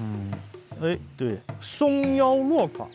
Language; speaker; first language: Chinese; native; Chinese